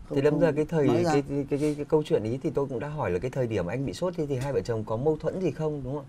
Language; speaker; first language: Vietnamese; native; Vietnamese